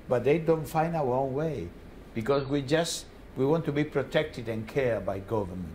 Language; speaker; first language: English; non-native, fluent; Spanish